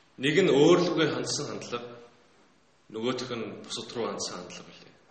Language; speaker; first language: Mongolian; native; Mongolian